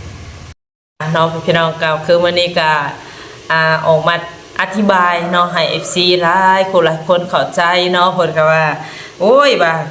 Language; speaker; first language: Thai; non-native, local second language; Lao